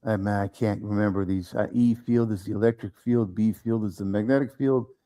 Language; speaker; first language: English; native; English